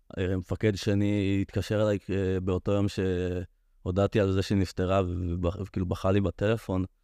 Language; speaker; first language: Hebrew; native; Hebrew